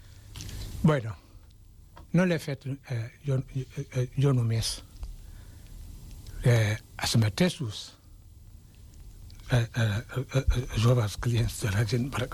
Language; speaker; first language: Catalan; non-native, fluent; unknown